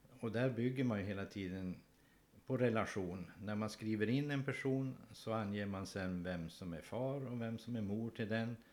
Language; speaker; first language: Swedish; native; Swedish